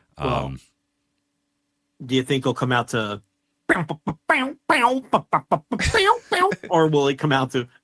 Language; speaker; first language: English; native; English